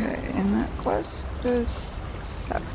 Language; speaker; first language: English; native; English